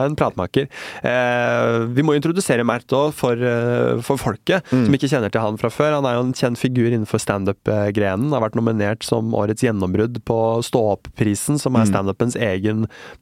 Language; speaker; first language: Norwegian; native; Norwegian